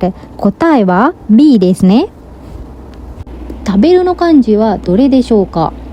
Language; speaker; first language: Japanese; non-native, fluent; Sinhala